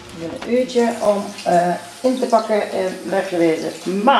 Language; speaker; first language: Dutch; native; Dutch